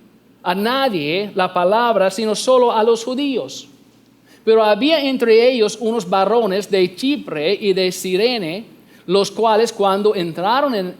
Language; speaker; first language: Spanish; non-native, fluent; English